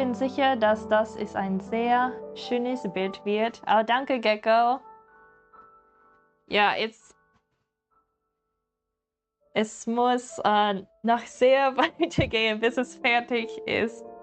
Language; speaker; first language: German; non-native, learner; English